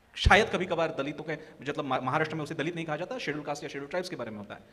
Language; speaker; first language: Hindi; non-native, local second language; Marathi